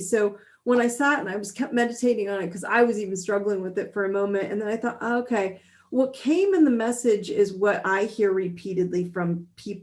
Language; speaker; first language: English; native; English